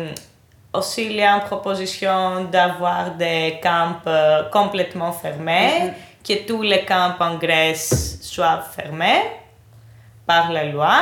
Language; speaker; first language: French; non-native, fluent; Greek